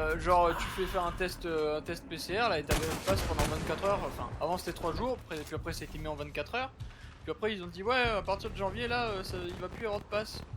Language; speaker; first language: French; native; French